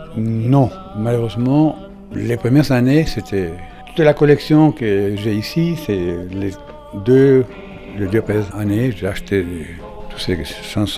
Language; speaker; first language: French; non-native, fluent; Spanish